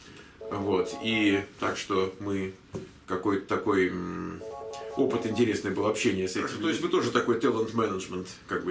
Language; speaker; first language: Russian; native; Russian